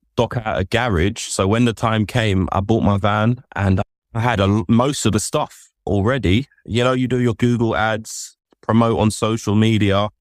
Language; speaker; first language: English; native; English